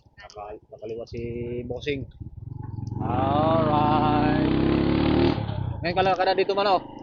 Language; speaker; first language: Filipino; native; Filipino